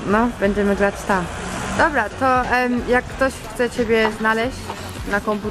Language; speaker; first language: Polish; early bilingual, heritage; Polish